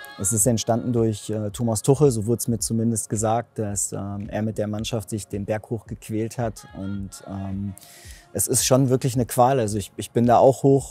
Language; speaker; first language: German; native; German